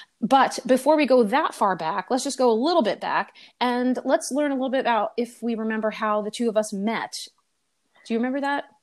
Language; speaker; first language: English; native; English